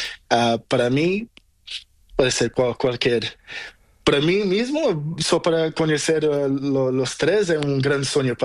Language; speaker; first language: Spanish; non-native, learner; Portuguese